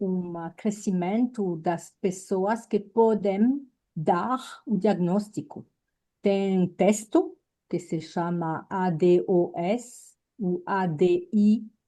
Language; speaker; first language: Portuguese; non-native, fluent; French